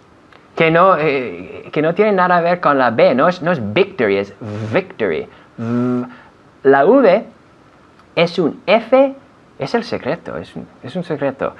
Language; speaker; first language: Spanish; non-native, fluent; English